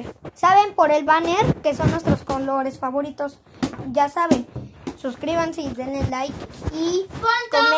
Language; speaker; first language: Spanish; native; Spanish